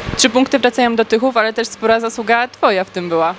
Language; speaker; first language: Polish; native; Polish